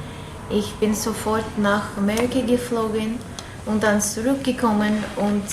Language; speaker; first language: German; non-native, learner; English